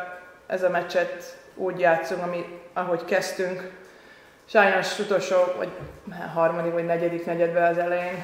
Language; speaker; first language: Hungarian; non-native, learner; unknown